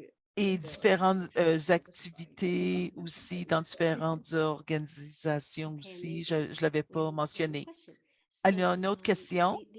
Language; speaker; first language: French; non-native, fluent; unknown